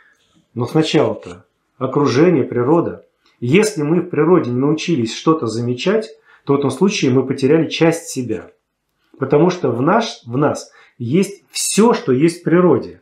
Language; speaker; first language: Russian; native; Russian